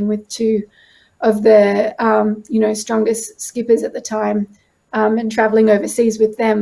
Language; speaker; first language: English; native; English